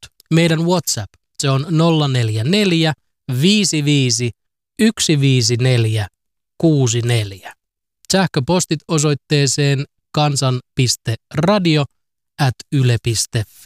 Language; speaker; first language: Finnish; native; Finnish